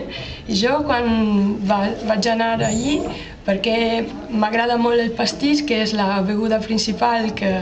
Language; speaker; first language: Catalan; non-native, learner; Italian